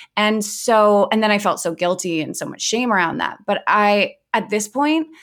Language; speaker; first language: English; native; English